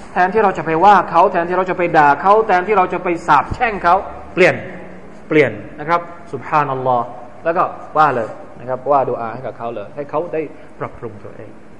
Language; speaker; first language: Thai; non-native, local second language; Malay